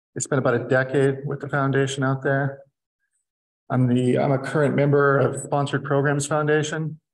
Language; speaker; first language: English; native; English